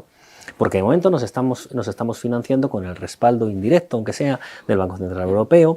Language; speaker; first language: Spanish; native; Spanish